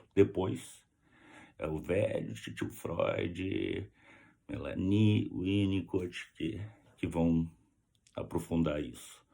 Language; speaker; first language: Portuguese; native; Portuguese